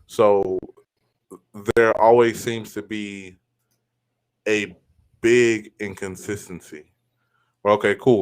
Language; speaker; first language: English; native; English